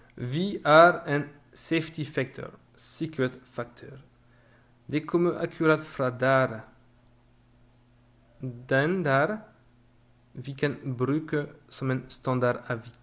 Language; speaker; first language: Norwegian; non-native, fluent; French